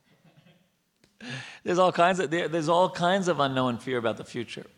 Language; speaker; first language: English; native; English